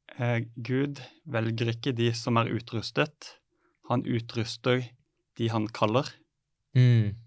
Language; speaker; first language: Norwegian; native; Norwegian